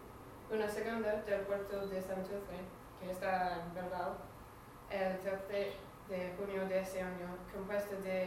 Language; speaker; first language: Spanish; non-native, fluent; English